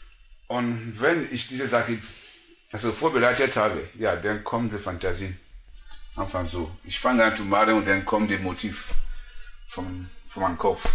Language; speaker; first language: German; non-native, learner; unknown